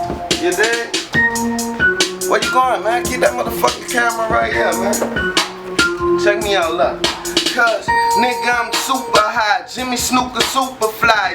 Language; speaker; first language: English; native; English